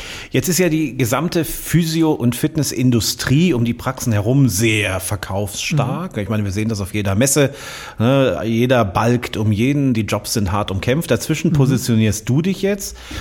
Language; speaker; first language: German; native; German